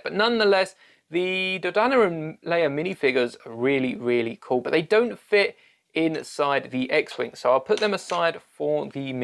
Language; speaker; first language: English; native; English